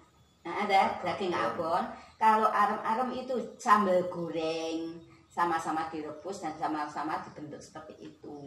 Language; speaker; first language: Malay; non-native, local second language; Javanese